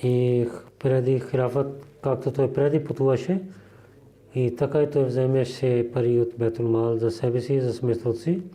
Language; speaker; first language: Bulgarian; non-native, learner; Urdu